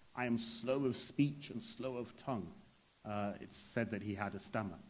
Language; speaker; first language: English; native; English